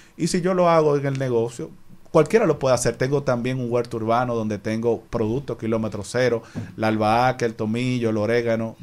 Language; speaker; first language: Spanish; native; Spanish